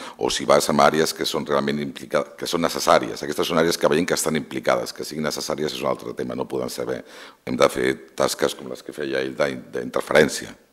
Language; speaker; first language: Catalan; non-native, local second language; Spanish